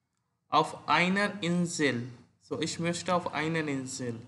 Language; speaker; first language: German; non-native, learner; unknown